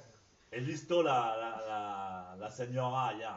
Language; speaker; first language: Spanish; non-native, fluent; French